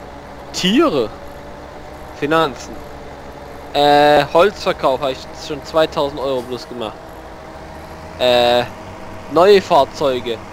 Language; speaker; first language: German; native; German